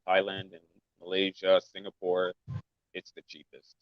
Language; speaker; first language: English; native; English